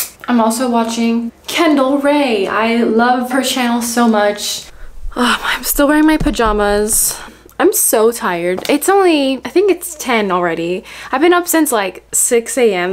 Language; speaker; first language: English; early bilingual, other home language; Spanish